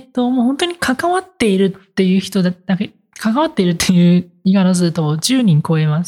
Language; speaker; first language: Japanese; non-native, fluent; Chinese